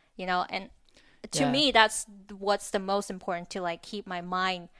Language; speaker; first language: English; non-native, fluent; Chinese